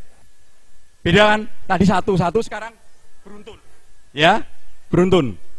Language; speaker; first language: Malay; non-native, local second language; Javanese